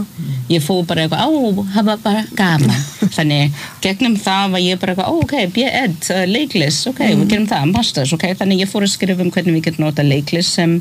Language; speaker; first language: Icelandic; non-native, fluent; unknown